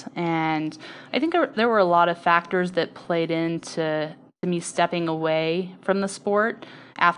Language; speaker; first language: English; native; English